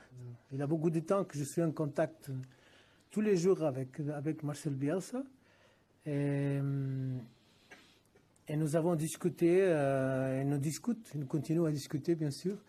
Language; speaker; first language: French; non-native, fluent; Portuguese